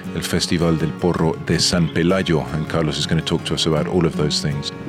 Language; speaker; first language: English; native; English